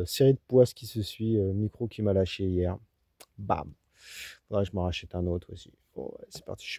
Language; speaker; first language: French; native; French